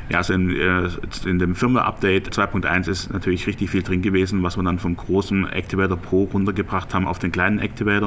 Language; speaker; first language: German; native; German